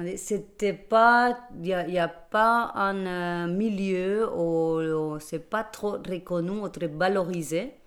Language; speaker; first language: French; non-native, fluent; Spanish